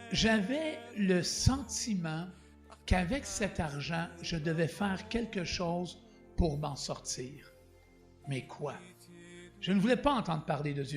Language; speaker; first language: French; native; French